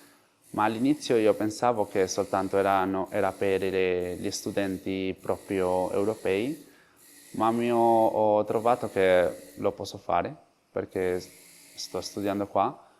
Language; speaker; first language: Italian; non-native, fluent; Spanish